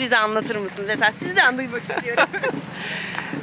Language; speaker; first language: Turkish; native; Turkish